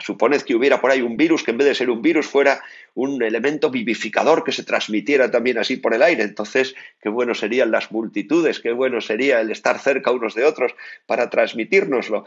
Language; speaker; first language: Spanish; native; Spanish